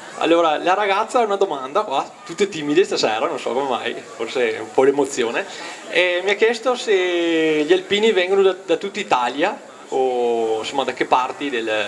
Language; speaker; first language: Italian; native; Italian